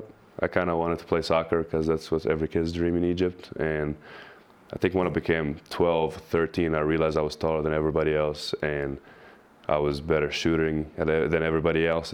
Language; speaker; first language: English; non-native, fluent; Arabic